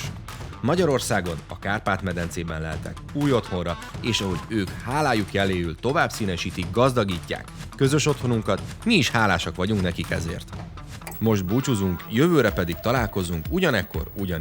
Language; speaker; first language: Hungarian; native; Hungarian